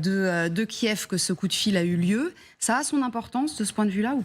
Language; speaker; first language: French; native; French